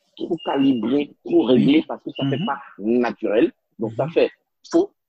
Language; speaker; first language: French; non-native, local second language; Spanish